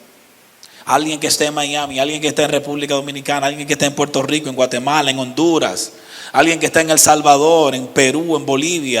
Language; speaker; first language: Spanish; native; Spanish